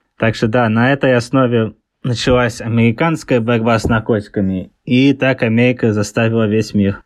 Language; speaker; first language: Russian; early bilingual, heritage; Russian